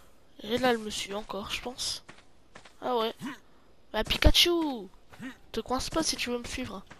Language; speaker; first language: French; native; French